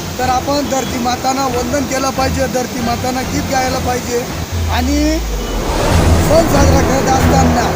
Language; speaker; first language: Marathi; non-native, local second language; Bhili